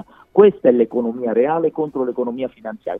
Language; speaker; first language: Italian; native; Italian